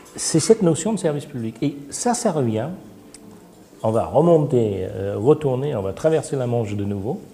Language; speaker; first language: French; non-native, fluent; English